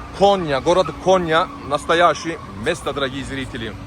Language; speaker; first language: Russian; non-native, learner; Turkish